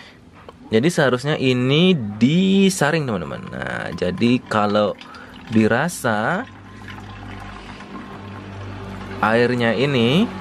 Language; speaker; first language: Indonesian; native; Indonesian